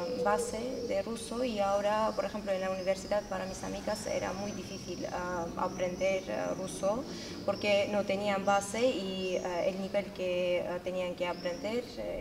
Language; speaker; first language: Spanish; non-native, fluent; Armenian